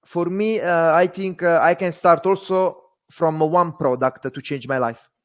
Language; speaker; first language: English; non-native, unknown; Italian